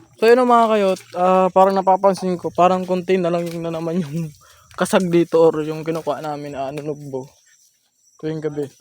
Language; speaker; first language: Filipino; non-native, local second language; Masbatenyo